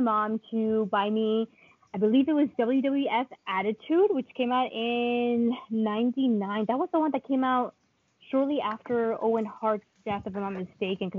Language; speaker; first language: English; non-native, fluent; Spanish